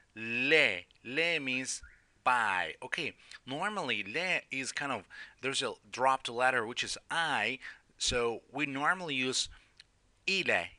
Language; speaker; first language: English; non-native, fluent; Turkish